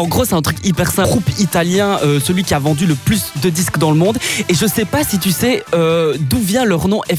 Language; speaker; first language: French; native; French